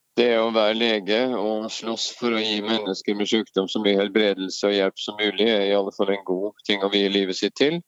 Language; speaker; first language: Norwegian; native; Norwegian